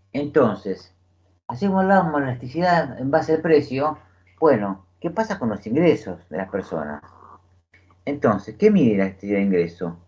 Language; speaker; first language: Spanish; native; Spanish